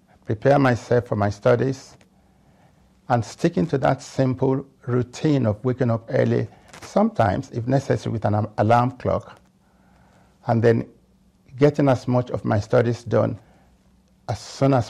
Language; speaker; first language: English; non-native, local second language; Yoruba